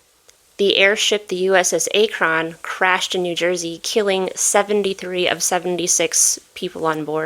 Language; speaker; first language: English; native; English